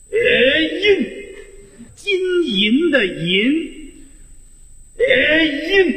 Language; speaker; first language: Chinese; native; Chinese